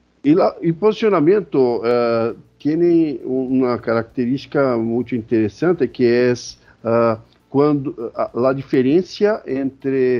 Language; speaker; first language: Portuguese; non-native, fluent; Spanish